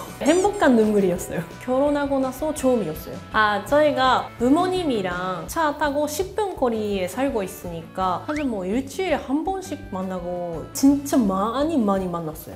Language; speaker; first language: Korean; non-native, learner; Japanese